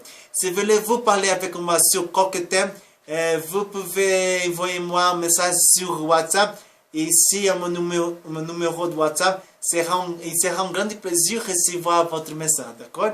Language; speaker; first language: French; non-native, learner; Spanish